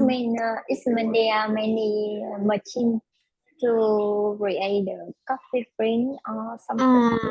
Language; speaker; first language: English; non-native, learner; Vietnamese